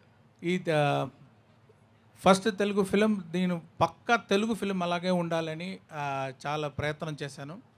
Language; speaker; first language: Telugu; non-native, fluent; Tamil